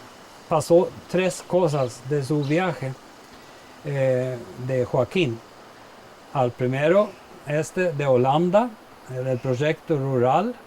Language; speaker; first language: Spanish; non-native, fluent; Swedish